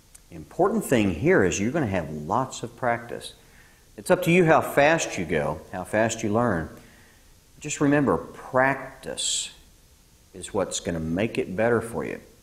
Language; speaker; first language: English; native; English